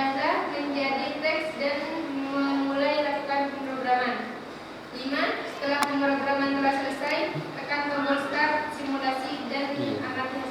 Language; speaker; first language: Indonesian; native; Indonesian